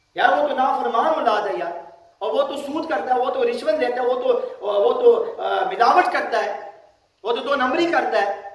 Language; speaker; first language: Urdu; early bilingual, other home language; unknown